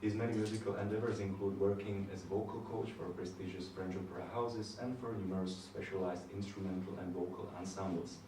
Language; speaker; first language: English; non-native, fluent; Slovak